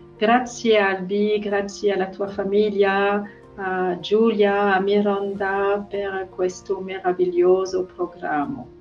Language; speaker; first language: Italian; non-native, learner; French